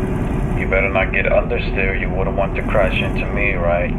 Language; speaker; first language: English; native; English